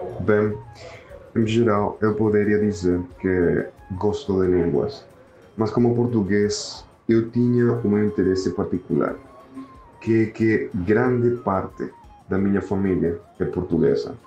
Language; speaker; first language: Portuguese; non-native, learner; Spanish